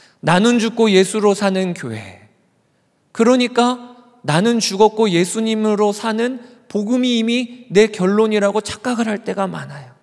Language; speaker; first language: Korean; native; Korean